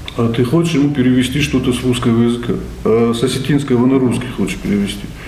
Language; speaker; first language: Russian; non-native, local second language; Ossetic